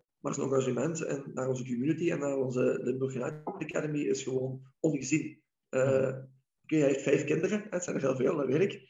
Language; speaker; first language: Dutch; native; Dutch